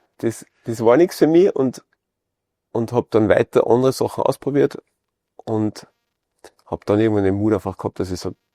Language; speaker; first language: German; native; German